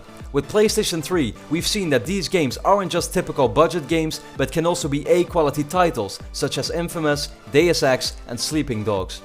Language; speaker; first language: English; non-native, fluent; Dutch